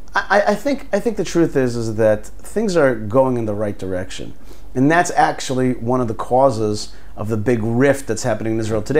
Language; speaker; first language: English; early bilingual, other home language; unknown